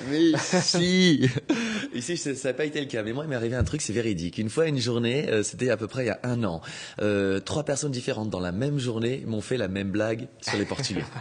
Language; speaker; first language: French; native; French